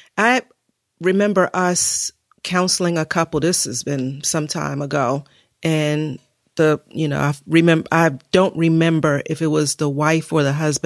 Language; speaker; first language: English; native; English